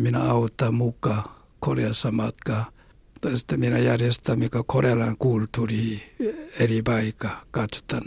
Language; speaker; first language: Finnish; non-native, learner; Korean